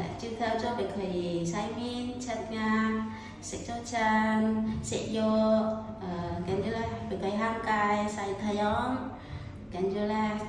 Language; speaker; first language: Cantonese; non-native, fluent; Indonesian